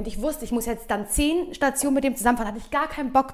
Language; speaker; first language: German; native; German